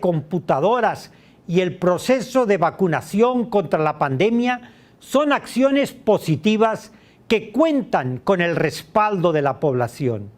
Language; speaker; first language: Spanish; native; Spanish